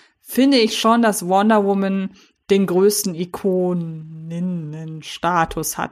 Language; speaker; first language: German; native; German